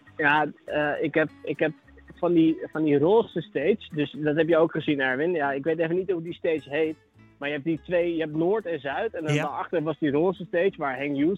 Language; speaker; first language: Dutch; native; Dutch